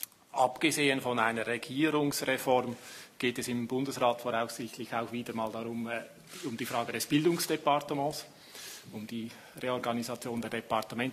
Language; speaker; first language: German; native; German